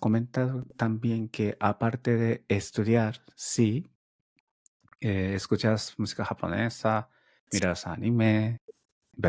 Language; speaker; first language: Spanish; non-native, fluent; Japanese